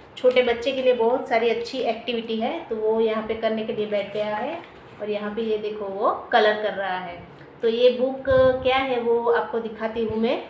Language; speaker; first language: Hindi; non-native, local second language; Gujarati